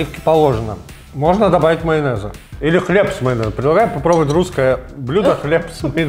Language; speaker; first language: Russian; native; Russian